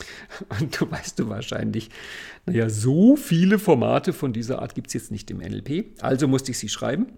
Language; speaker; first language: German; native; German